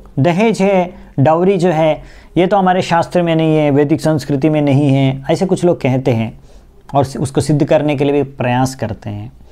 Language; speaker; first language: Hindi; non-native, local second language; Bangla